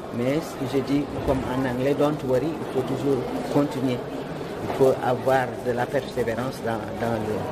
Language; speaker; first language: French; non-native, local second language; Wolof